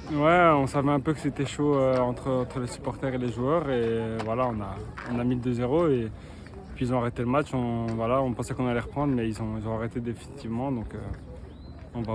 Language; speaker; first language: French; native; French